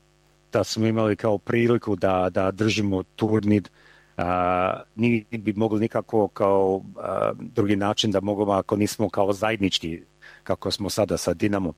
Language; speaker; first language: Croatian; early bilingual, heritage; Croatian